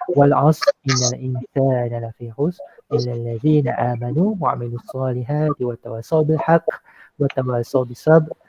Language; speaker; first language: Malay; native; Malay